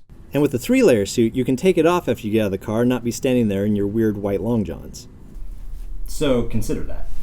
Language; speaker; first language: English; native; English